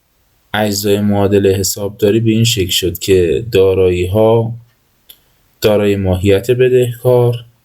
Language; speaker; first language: Persian; native; Persian